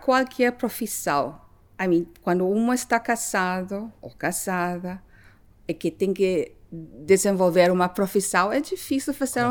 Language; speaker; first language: Portuguese; non-native, learner; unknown